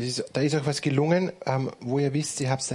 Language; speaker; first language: German; native; German